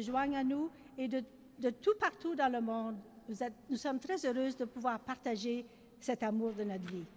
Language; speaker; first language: French; native; French